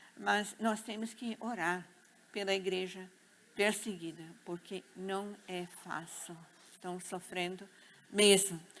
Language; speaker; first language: Portuguese; non-native, fluent; English